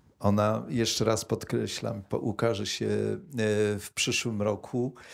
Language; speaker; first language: Polish; native; Polish